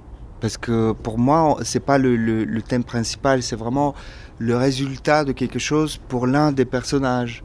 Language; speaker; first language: French; non-native, fluent; Bulgarian